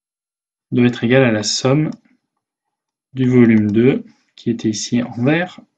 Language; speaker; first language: French; native; French